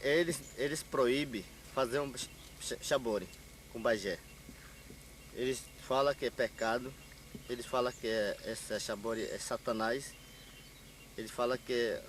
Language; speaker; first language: Portuguese; non-native, local second language; Yanomámi